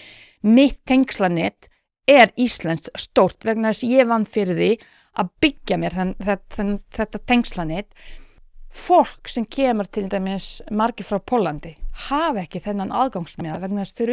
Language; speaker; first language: Icelandic; non-native, fluent; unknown